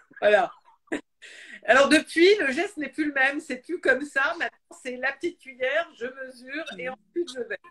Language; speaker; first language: French; native; French